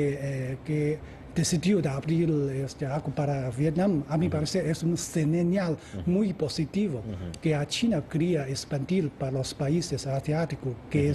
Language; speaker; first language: Spanish; non-native, fluent; Chinese